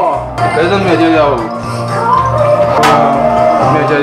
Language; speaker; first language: Chinese; native; Chinese